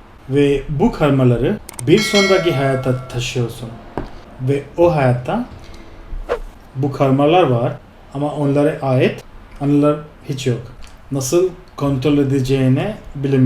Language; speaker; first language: Turkish; non-native, fluent; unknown